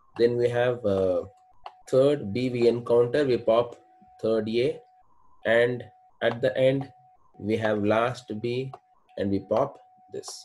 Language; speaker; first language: English; non-native, local second language; Kannada